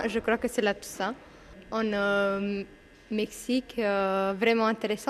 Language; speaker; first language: French; non-native, learner; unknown